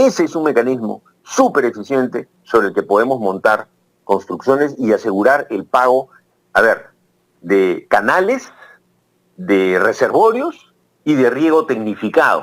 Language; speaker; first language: Spanish; native; Spanish